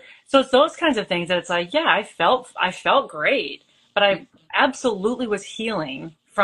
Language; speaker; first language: English; native; English